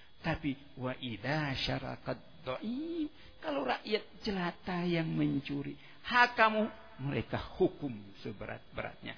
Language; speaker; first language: Indonesian; native; Indonesian